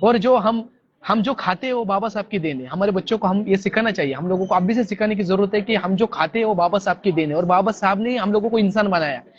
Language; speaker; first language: Hindi; non-native, local second language; Marathi